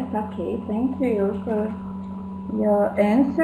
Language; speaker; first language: English; non-native, fluent; Portuguese